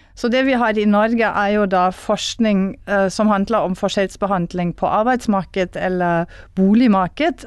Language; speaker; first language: Norwegian; non-native, fluent; German